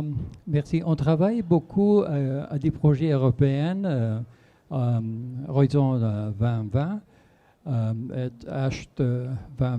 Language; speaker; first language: French; non-native, fluent; Spanish